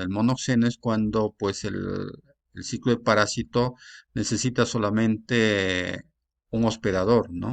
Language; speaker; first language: Spanish; native; Spanish